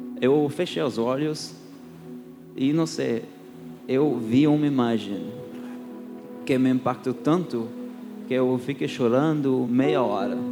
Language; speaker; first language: Portuguese; non-native, fluent; German